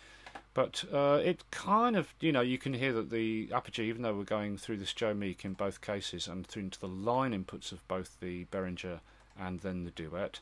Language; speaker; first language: English; native; English